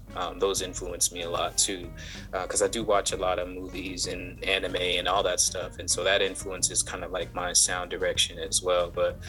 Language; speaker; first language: English; native; English